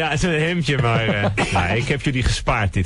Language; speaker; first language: Dutch; native; Dutch